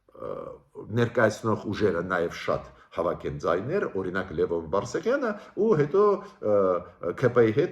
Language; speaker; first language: Armenian; native; Armenian